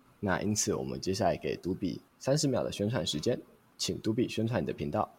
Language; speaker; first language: Chinese; native; Chinese